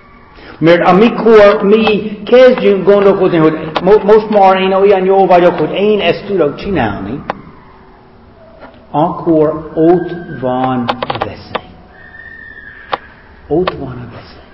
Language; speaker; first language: Hungarian; non-native, fluent; English